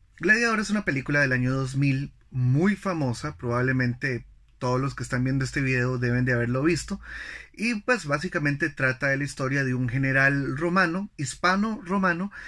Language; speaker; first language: Spanish; native; Spanish